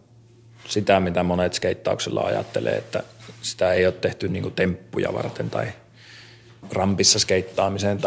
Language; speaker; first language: Finnish; native; Finnish